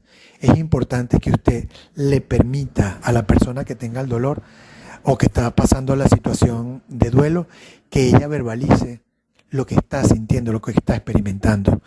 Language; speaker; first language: Spanish; native; Spanish